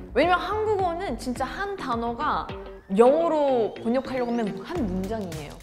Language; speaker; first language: Korean; non-native, fluent; English